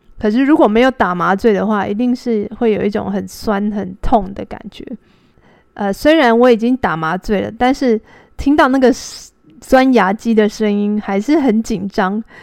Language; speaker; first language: Chinese; native; Chinese